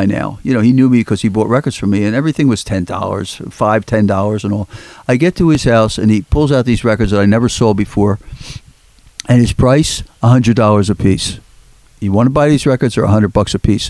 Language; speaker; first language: English; native; English